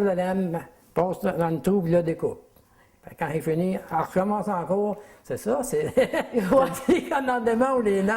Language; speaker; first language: French; native; French